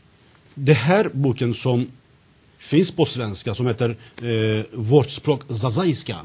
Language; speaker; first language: Swedish; non-native, fluent; Zaza